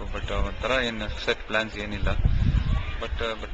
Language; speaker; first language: Kannada; non-native, local second language; Marathi